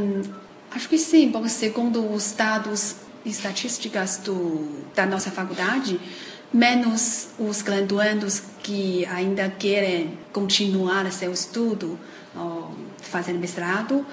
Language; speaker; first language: Portuguese; non-native, fluent; Chinese